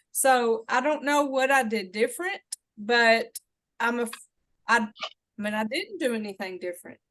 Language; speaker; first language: English; native; English